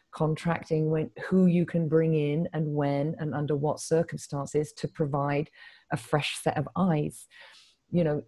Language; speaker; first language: English; native; English